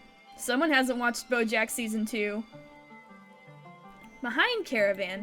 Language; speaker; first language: English; native; English